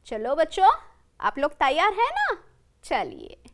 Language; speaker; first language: Hindi; non-native, local second language; Kannada